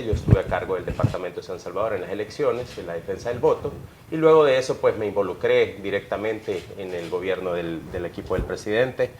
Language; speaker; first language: Spanish; native; Spanish